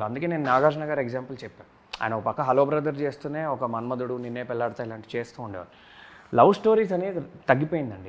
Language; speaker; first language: Telugu; native; Telugu